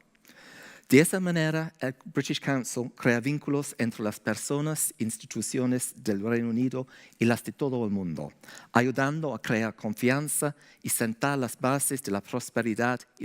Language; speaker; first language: Spanish; non-native, fluent; English